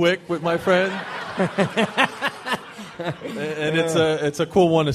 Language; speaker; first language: English; non-native, fluent; French